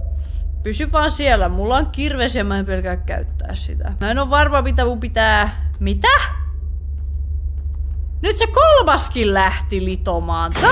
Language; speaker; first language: Finnish; native; Finnish